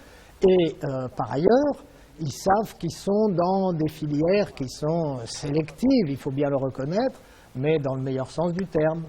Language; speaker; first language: French; native; French